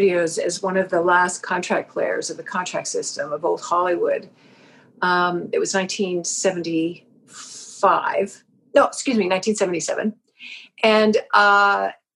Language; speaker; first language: English; native; English